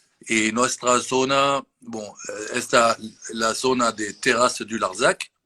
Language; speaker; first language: Spanish; non-native, learner; French